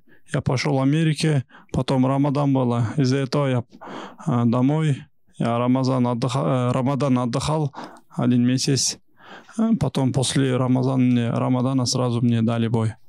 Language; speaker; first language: Russian; non-native, local second language; Kyrgyz